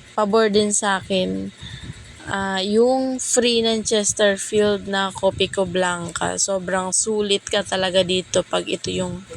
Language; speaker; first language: Filipino; native; Filipino